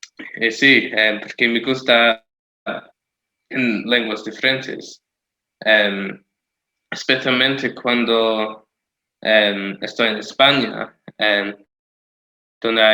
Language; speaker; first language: Spanish; non-native, fluent; English